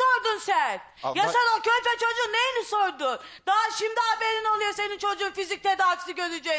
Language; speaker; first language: Turkish; native; Turkish